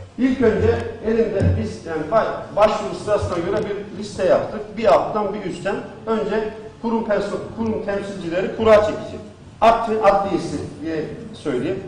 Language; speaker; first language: Turkish; native; Turkish